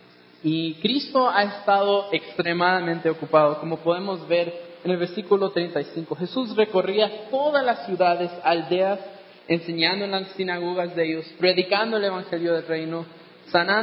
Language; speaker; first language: Spanish; non-native, fluent; English